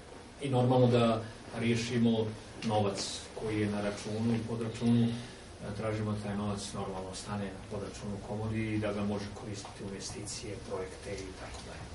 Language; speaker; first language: Serbian; native; Serbian